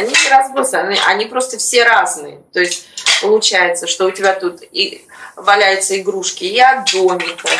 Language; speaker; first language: Russian; native; Russian